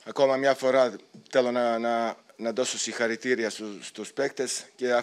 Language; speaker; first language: Greek; non-native, fluent; Serbian